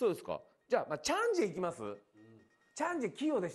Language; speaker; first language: Japanese; native; Japanese